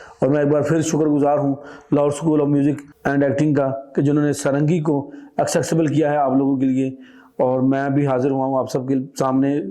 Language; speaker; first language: Urdu; non-native, local second language; Punjabi